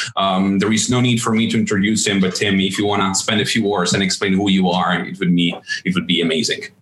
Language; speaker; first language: English; non-native, fluent; Italian